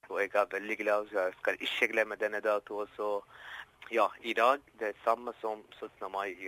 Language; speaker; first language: Norwegian; non-native, learner; Arabic